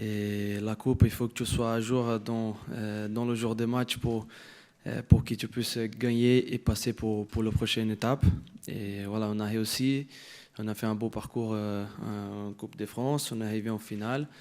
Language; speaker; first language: French; non-native, fluent; Portuguese